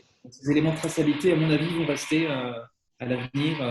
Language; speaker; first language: French; native; French